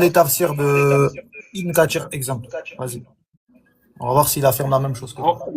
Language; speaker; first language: French; native; French